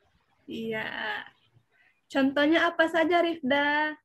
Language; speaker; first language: Indonesian; native; Indonesian